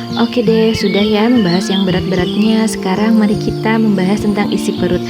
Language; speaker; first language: Indonesian; native; Indonesian